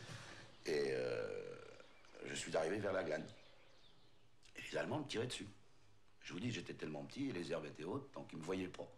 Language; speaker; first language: French; native; French